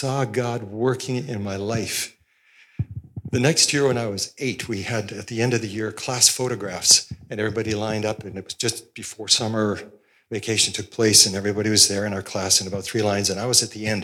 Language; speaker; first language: English; native; English